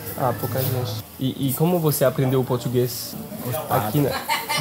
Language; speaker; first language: Portuguese; non-native, learner; French